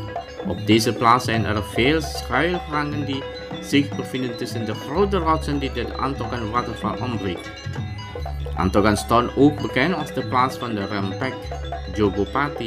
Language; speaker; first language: Dutch; non-native, fluent; Indonesian